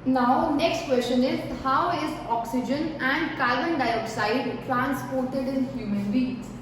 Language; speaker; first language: English; non-native, local second language; Hindi